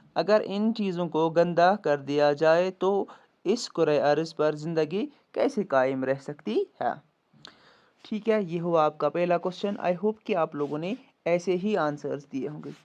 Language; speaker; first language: Urdu; non-native, local second language; Kashmiri